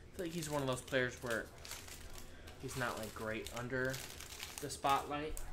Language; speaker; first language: English; native; English